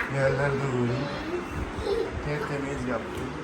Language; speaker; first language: Turkish; non-native, learner; Urdu